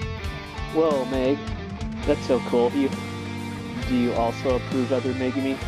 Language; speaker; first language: English; native; English